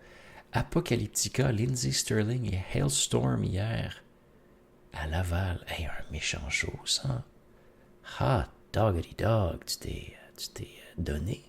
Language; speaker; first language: French; native; French